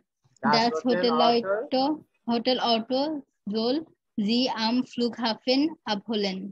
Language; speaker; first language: German; non-native, learner; Bangla